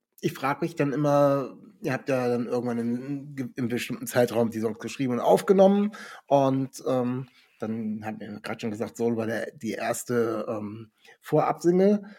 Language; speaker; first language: German; native; German